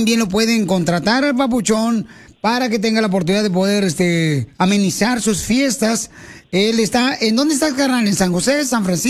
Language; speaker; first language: Spanish; native; Spanish